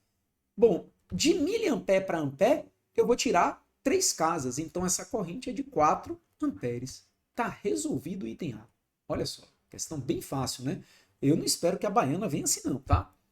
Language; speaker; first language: Portuguese; native; Portuguese